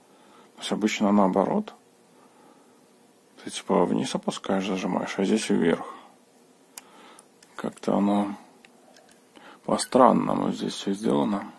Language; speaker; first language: Russian; native; Russian